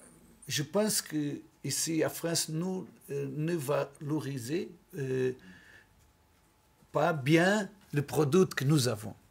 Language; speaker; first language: French; non-native, learner; Portuguese